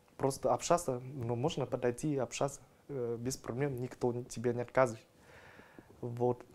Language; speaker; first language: Russian; non-native, fluent; Vietnamese